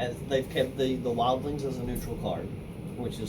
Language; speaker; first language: English; native; English